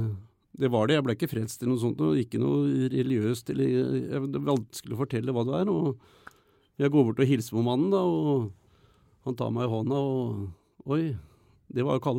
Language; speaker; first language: Norwegian; native; Norwegian